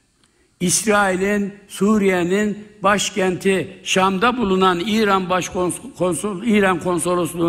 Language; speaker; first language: Turkish; native; Turkish